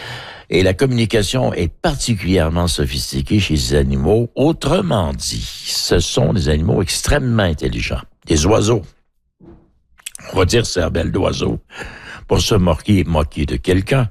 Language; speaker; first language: French; native; French